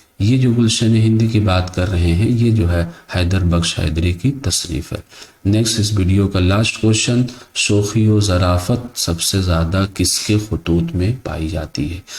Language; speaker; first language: Urdu; native; Urdu